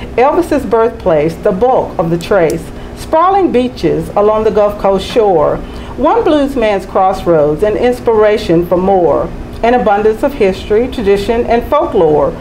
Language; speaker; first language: English; native; English